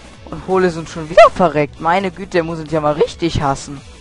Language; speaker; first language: German; native; German